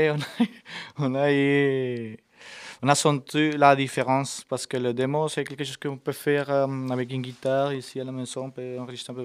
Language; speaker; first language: French; non-native, fluent; Spanish